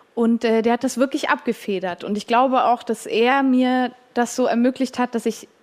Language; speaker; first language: German; native; German